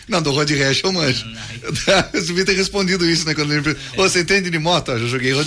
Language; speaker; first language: Portuguese; native; Portuguese